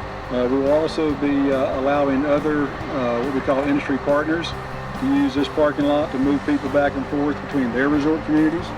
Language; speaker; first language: English; native; English